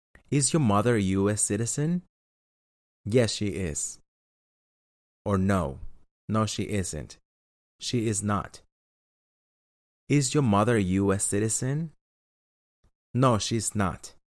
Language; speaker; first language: English; non-native, fluent; Spanish